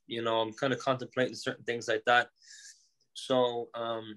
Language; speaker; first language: English; native; English